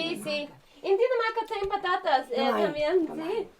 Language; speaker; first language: Portuguese; non-native, learner; Danish